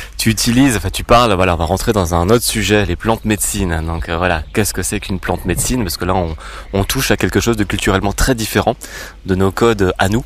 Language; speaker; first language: French; native; French